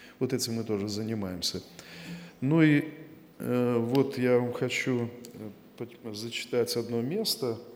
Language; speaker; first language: Russian; native; Russian